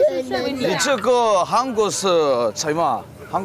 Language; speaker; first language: Chinese; non-native, learner; Korean